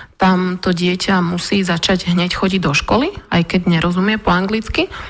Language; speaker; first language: Slovak; early bilingual, other home language; Russian